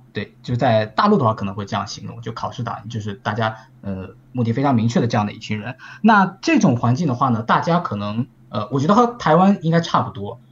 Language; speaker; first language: Chinese; native; Chinese